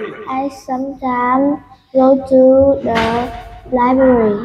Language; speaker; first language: English; non-native, learner; Vietnamese